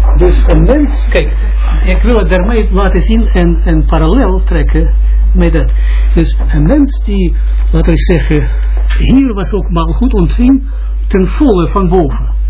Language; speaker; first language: Dutch; non-native, fluent; Russian